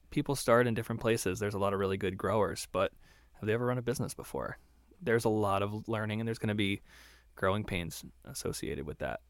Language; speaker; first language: English; native; English